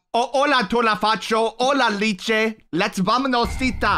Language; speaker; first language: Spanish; non-native, learner; English